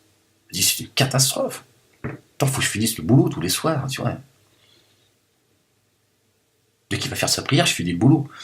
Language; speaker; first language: French; native; French